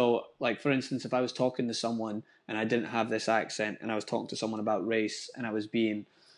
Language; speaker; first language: English; native; English